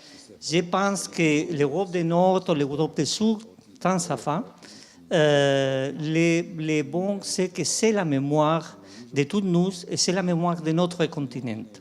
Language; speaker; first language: French; non-native, fluent; Spanish